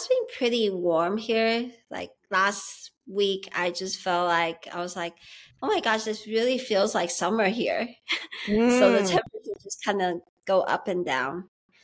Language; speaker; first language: English; early bilingual, other home language; Chinese